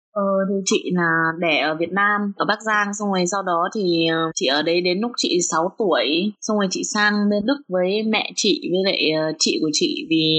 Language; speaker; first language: Vietnamese; early bilingual, other home language; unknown